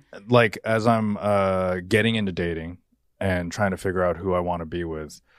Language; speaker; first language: English; native; English